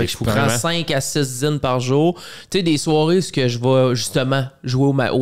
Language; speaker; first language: French; native; French